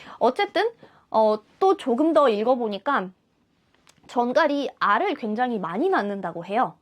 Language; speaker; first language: Korean; non-native, fluent; Russian